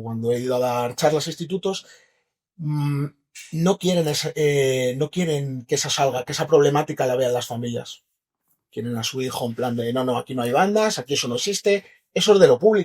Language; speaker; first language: Spanish; native; Spanish